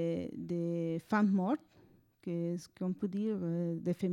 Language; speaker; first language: French; non-native, fluent; Spanish